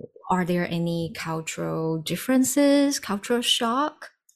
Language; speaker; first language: English; non-native, fluent; Chinese